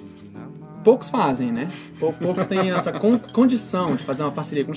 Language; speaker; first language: Portuguese; native; Portuguese